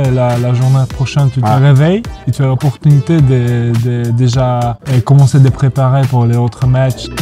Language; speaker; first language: French; non-native, fluent; Polish